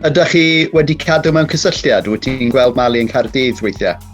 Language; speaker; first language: Welsh; native; Welsh